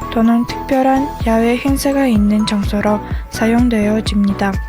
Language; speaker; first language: Korean; non-native, fluent; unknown